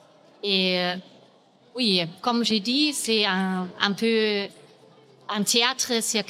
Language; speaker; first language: French; non-native, fluent; German